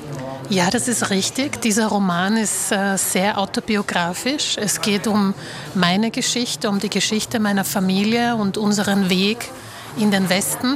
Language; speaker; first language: German; early bilingual, other home language; Slovak